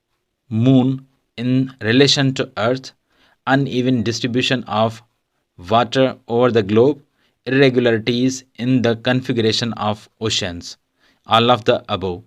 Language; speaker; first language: English; non-native, local second language; Urdu